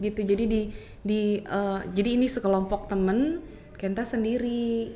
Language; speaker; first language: Indonesian; native; Indonesian